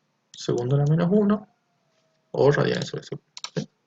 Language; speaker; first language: Spanish; native; Spanish